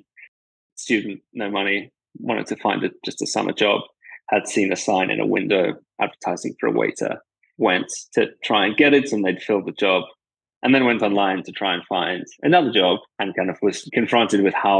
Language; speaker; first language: English; native; English